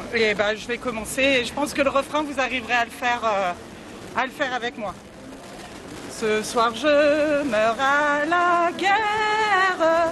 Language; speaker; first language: French; native; French